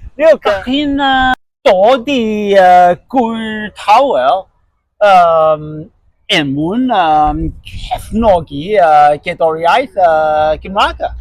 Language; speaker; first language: Welsh; non-native, learner; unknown